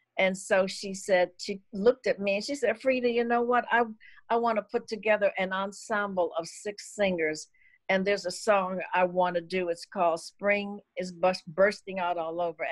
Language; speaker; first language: English; native; English